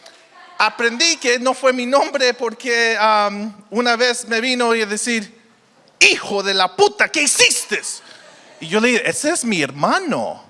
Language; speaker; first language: Spanish; early bilingual, heritage; Spanish